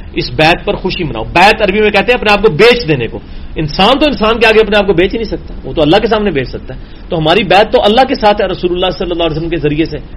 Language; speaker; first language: Urdu; non-native, local second language; Punjabi